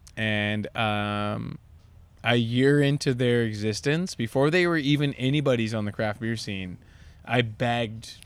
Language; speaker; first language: English; native; English